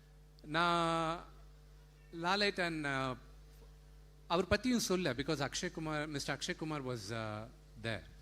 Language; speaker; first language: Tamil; non-native, local second language; Telugu